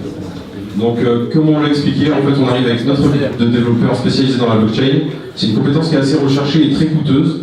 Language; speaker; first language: French; native; French